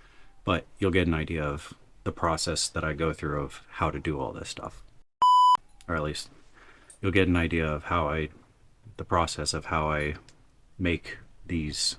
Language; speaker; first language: English; native; English